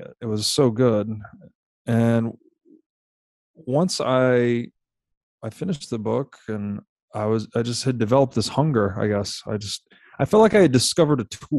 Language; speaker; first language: English; native; English